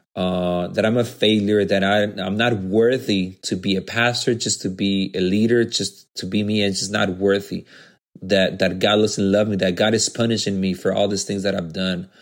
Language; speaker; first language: English; early bilingual, other home language; Spanish